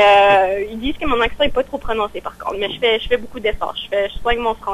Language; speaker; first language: French; native; French